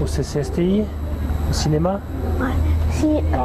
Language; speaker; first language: French; native; French